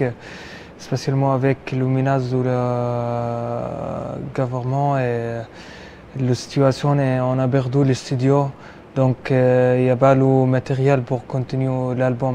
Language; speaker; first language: French; non-native, learner; Arabic